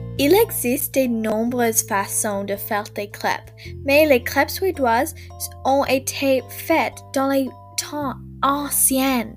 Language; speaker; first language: French; non-native, learner; English